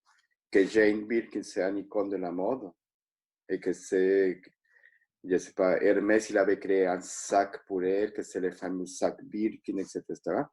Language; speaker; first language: French; non-native, fluent; Spanish